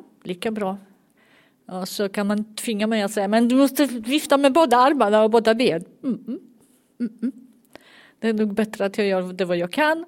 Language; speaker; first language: Swedish; non-native, fluent; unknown